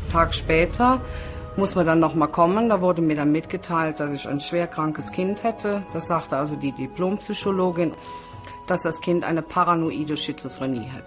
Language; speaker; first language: German; native; German